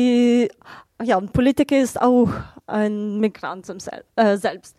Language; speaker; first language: German; non-native, fluent; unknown